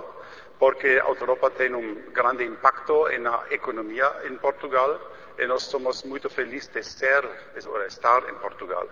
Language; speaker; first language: Portuguese; non-native, learner; German